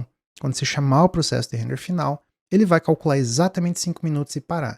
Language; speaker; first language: Portuguese; native; Portuguese